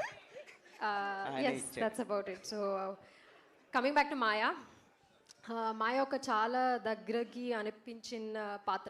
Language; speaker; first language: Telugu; non-native, learner; Malayalam